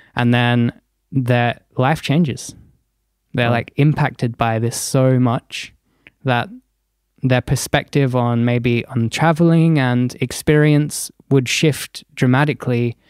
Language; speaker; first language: English; native; English